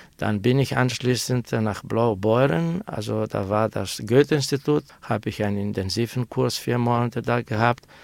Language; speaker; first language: German; non-native, fluent; Greek